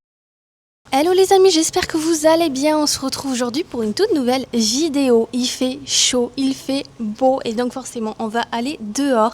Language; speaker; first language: French; native; French